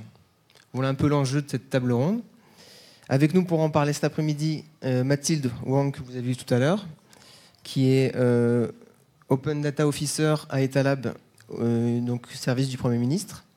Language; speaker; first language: French; native; French